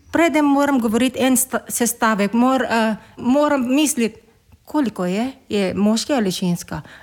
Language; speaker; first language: Slovenian; non-native, learner; Filipino